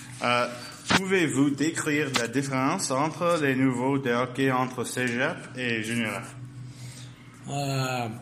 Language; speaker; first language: French; non-native, learner; English